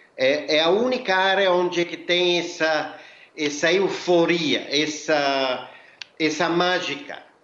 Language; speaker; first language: Portuguese; non-native, fluent; Italian